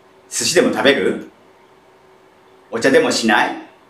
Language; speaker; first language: Japanese; native; Japanese